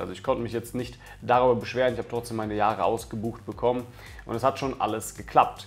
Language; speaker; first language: German; native; German